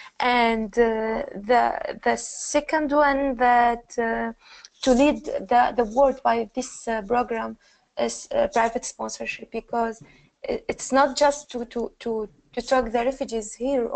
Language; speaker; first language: English; non-native, learner; Arabic